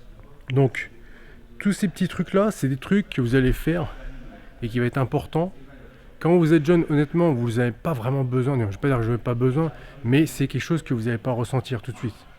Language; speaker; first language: French; native; French